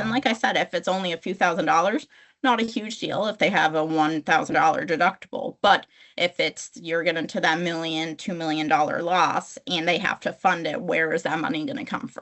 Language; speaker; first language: English; native; English